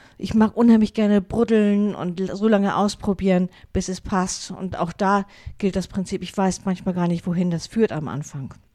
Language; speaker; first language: German; non-native, local second language; Low German